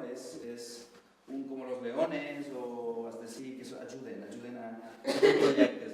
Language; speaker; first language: Spanish; non-native, local second language; Catalan